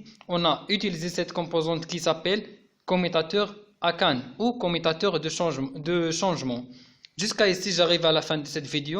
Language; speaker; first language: French; non-native, local second language; Arabic